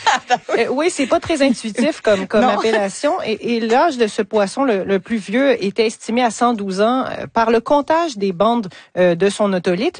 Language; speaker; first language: French; native; French